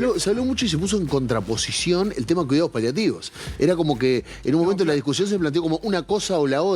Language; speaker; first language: Spanish; native; Spanish